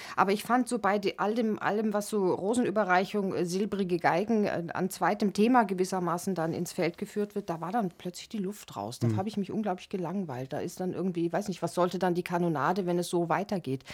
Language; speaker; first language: German; native; German